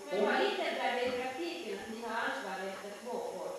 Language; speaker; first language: Swedish; native; Swedish